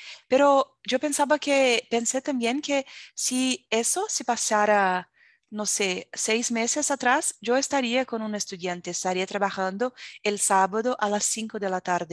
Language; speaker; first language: Spanish; non-native, fluent; Portuguese